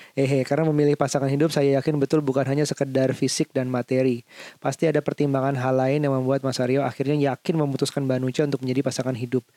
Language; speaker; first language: Indonesian; native; Indonesian